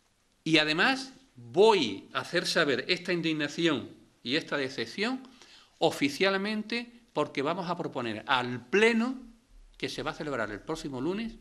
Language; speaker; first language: Spanish; native; Spanish